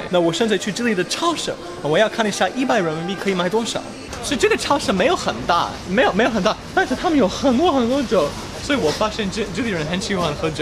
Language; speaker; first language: Chinese; non-native, fluent; English